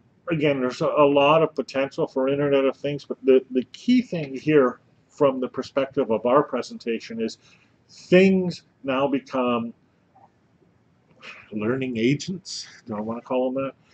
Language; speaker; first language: English; native; English